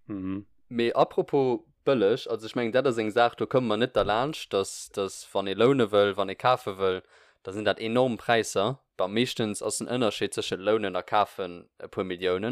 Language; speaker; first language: Luxembourgish; early bilingual, other home language; English